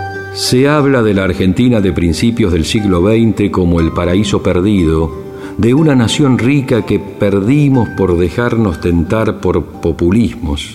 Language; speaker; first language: Spanish; native; Spanish